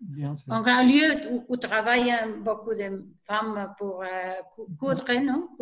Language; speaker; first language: French; non-native, learner; Spanish